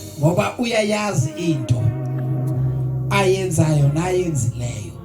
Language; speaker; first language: Zulu; native; Zulu